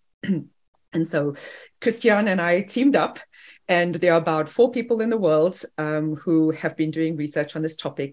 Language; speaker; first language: English; native; English